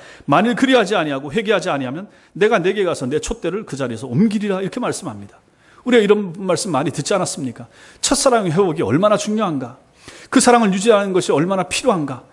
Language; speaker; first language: Korean; native; Korean